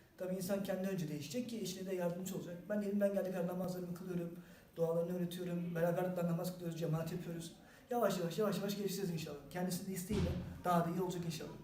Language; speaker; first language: Turkish; native; Turkish